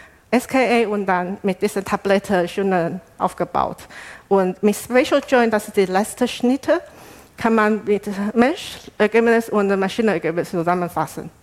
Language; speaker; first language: German; non-native, fluent; Chinese